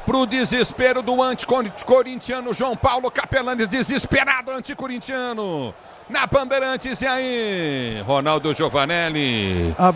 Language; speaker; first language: Portuguese; native; Portuguese